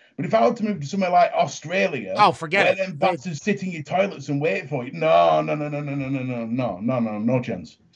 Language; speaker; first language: English; native; English